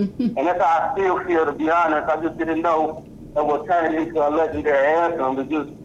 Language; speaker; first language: English; native; English